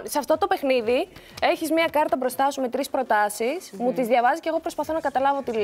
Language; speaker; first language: Greek; native; Greek